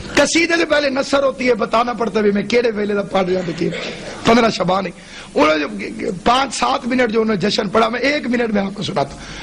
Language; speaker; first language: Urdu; non-native, local second language; Punjabi